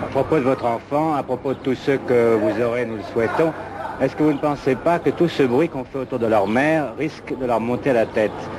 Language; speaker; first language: French; native; French